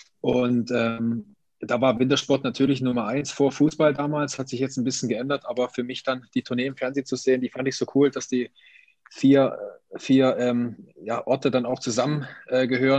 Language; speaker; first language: German; native; German